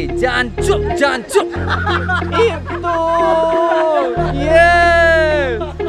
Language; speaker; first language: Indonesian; non-native, learner; Hindi